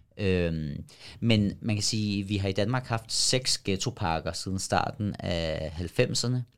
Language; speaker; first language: Danish; early bilingual, other home language; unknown